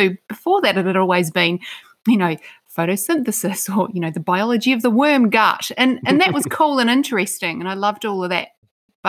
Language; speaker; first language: English; native; English